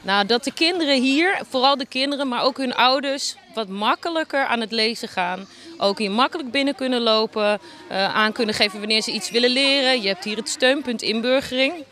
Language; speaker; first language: Dutch; native; Dutch